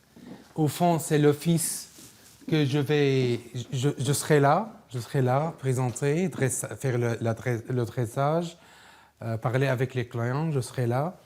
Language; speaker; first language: French; non-native, learner; Arabic